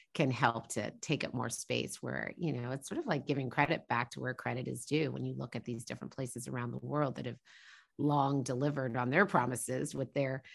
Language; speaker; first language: English; native; English